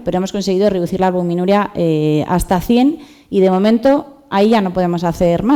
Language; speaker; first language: Spanish; native; Spanish